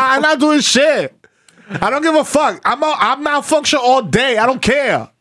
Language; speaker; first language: English; early bilingual, other home language; Spanish